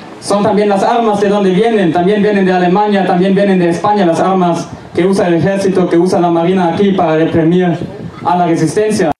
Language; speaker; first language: Spanish; non-native, fluent; German